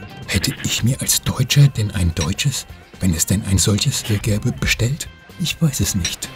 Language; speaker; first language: German; native; German